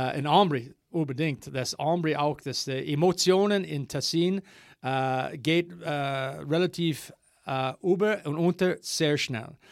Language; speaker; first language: German; non-native, learner; English